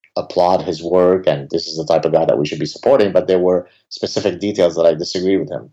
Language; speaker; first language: English; early bilingual, other home language; Arabic